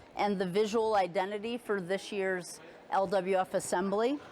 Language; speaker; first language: English; native; English